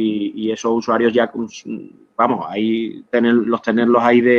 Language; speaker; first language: Spanish; native; Spanish